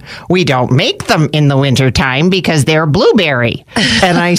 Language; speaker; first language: English; native; English